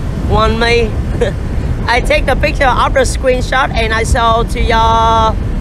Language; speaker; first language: English; non-native, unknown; Vietnamese